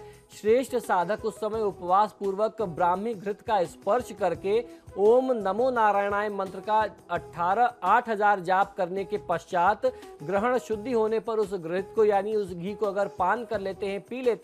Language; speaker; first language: Hindi; native; Hindi